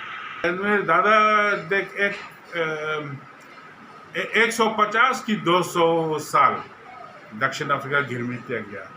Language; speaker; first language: Hindi; non-native, learner; English